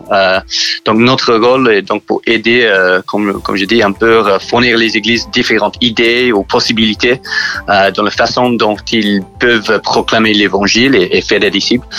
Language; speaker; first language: French; non-native, learner; English